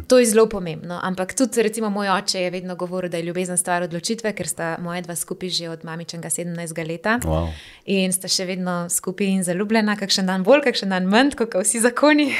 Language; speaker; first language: Slovenian; native; Slovenian